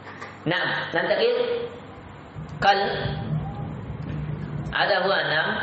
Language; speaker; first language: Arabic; non-native, fluent; Indonesian